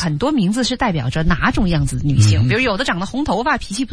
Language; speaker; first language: Chinese; native; Chinese